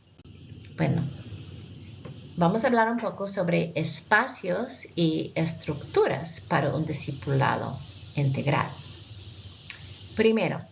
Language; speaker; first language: Spanish; non-native, fluent; English